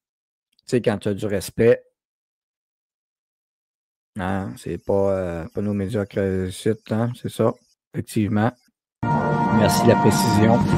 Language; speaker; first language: French; native; French